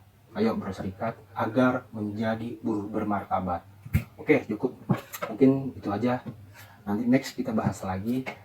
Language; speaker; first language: Indonesian; native; Indonesian